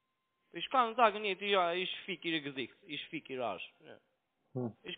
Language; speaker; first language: German; non-native, learner; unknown